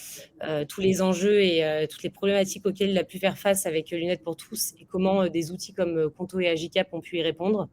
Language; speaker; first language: French; native; French